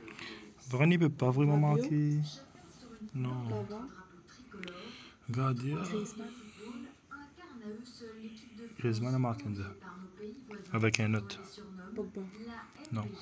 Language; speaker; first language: French; native; French